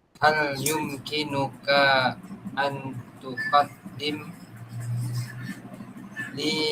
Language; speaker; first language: Arabic; non-native, learner; Malay